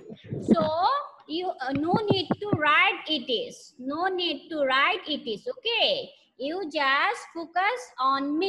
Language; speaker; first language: English; non-native, learner; Bangla